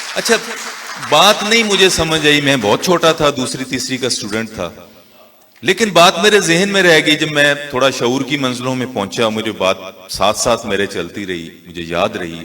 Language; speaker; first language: Urdu; non-native, local second language; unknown